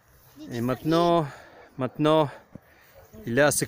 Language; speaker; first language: French; non-native, learner; Ukrainian